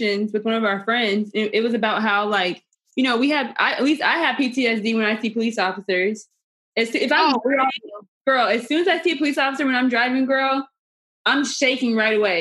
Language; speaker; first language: English; native; English